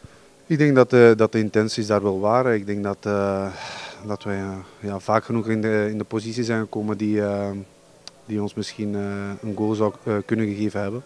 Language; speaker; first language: Dutch; native; Dutch